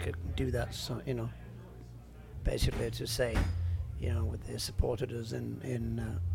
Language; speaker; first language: English; native; English